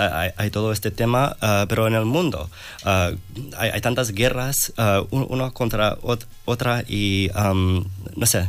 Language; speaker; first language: Spanish; non-native, learner; English